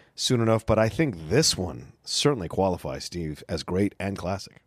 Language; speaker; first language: English; native; English